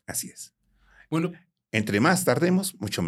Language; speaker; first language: Spanish; native; Spanish